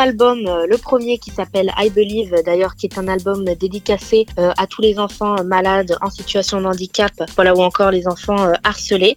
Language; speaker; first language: French; native; French